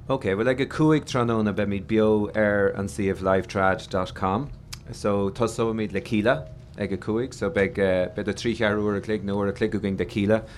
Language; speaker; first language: Irish; native; Irish